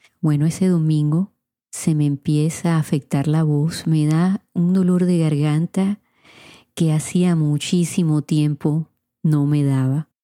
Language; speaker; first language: Spanish; native; Spanish